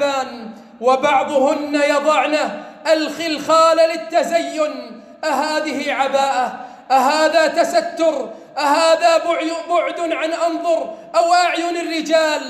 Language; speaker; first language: Arabic; native; Arabic